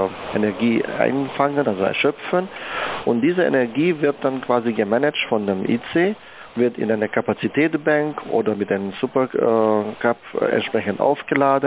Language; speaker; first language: German; native; German